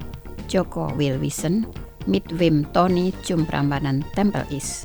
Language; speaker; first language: German; non-native, fluent; Indonesian